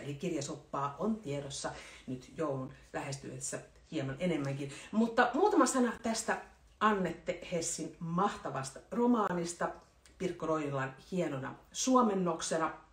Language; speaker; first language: Finnish; native; Finnish